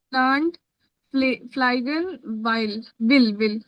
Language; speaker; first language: German; non-native, learner; Hindi